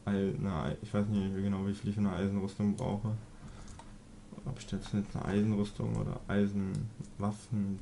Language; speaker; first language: German; native; German